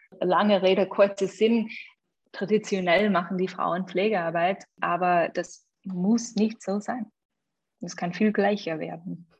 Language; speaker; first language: German; non-native, fluent; English